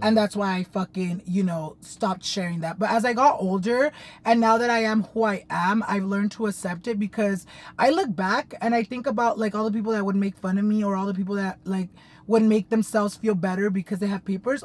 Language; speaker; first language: English; early bilingual, other home language; Spanish